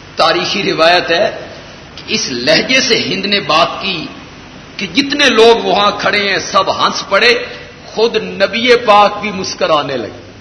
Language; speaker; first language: Urdu; non-native, local second language; Punjabi